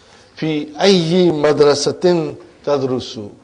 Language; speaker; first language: Arabic; non-native, fluent; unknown